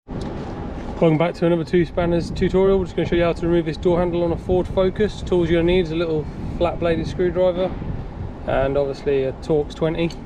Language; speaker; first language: English; native; English